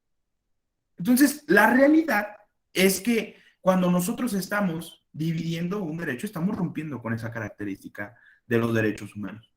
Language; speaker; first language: Spanish; native; Spanish